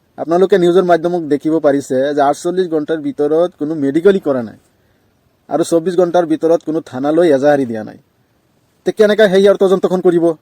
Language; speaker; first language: Assamese; native; Assamese